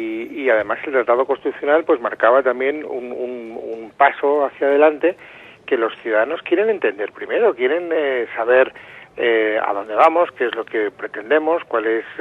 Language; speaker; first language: Spanish; native; Spanish